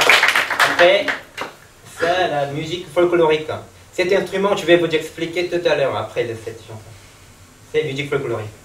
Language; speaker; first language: French; non-native, learner; Korean